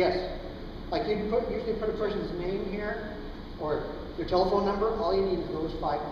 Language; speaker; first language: English; native; English